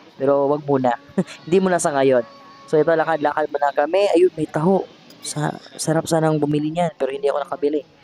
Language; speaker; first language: Filipino; non-native, local second language; Hiligaynon